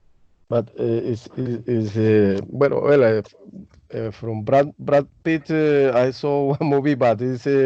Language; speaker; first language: English; non-native, learner; Spanish